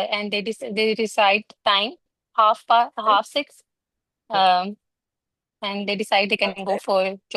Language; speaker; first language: English; non-native, local second language; Hindi